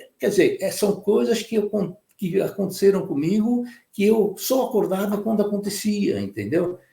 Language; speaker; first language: Portuguese; native; Portuguese